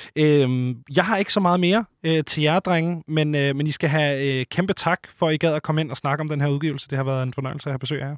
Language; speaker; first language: Danish; native; Danish